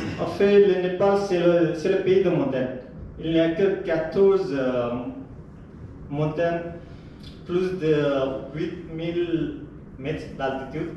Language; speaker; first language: French; non-native, fluent; Nepali